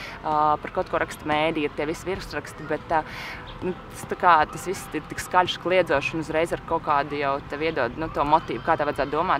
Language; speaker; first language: Latvian; native; Latvian